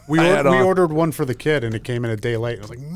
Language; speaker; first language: English; native; English